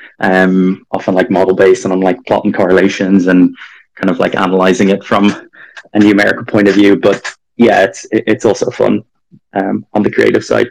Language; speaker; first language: English; native; English